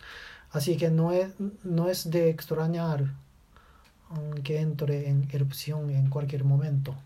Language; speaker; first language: Spanish; non-native, learner; Japanese